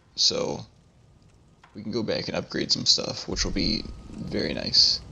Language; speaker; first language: English; native; English